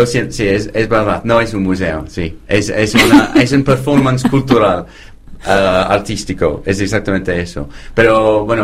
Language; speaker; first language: Spanish; non-native, fluent; English